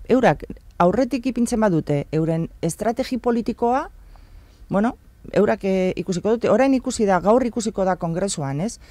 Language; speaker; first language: Basque; non-native, local second language; Spanish